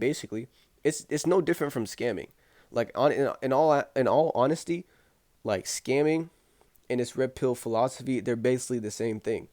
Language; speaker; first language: English; native; English